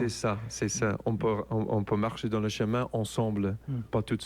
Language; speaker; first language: French; non-native, learner; English